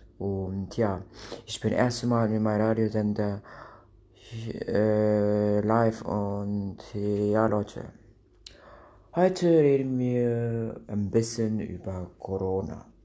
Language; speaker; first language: German; non-native, local second language; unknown